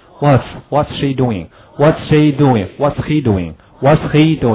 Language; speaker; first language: English; non-native, fluent; Chinese